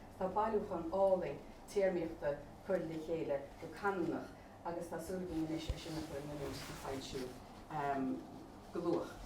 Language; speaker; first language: Irish; native; Irish